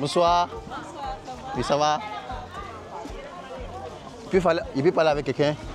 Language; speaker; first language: French; non-native, learner; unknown